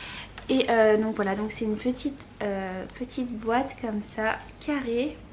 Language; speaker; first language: French; native; French